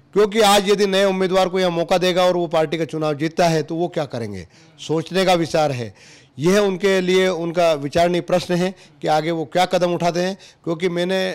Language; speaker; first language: Hindi; native; Hindi